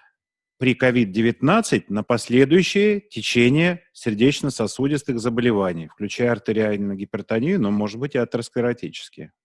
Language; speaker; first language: Russian; native; Russian